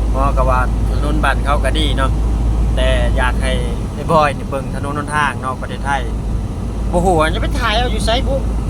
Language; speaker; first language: Thai; native; Thai